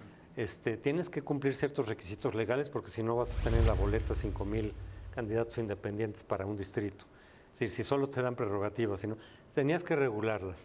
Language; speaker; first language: Spanish; native; Spanish